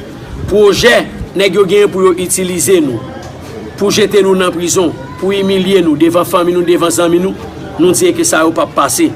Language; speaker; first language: Haitian Creole; native; Haitian Creole